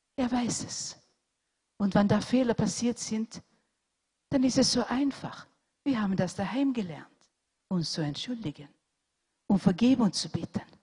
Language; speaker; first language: German; non-native, fluent; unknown